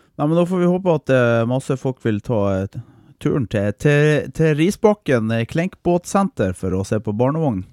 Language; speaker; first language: Norwegian; native; Norwegian